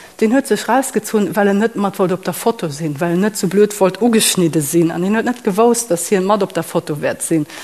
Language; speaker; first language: Luxembourgish; native; Luxembourgish